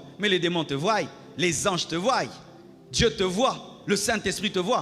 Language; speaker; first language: French; non-native, local second language; Lingala